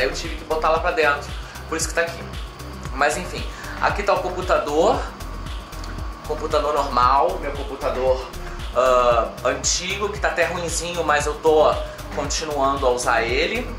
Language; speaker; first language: Portuguese; native; Portuguese